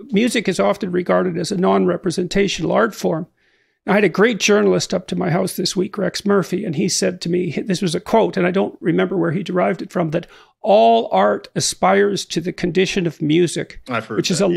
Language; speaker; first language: English; native; English